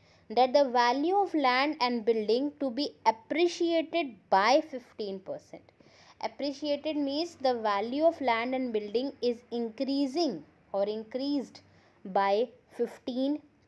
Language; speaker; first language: English; non-native, local second language; Hindi